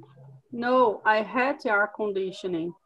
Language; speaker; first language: English; non-native, learner; Portuguese